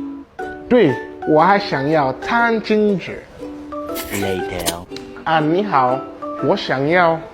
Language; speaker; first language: Chinese; non-native, learner; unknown